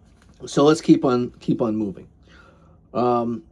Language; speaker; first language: English; native; English